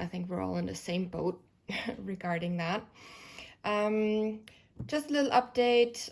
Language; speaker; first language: English; non-native, fluent; German